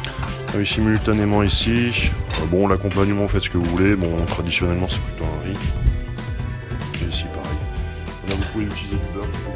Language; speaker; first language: French; native; French